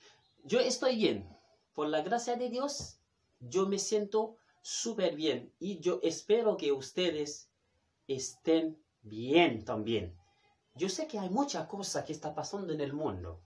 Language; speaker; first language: Spanish; non-native, fluent; Haitian Creole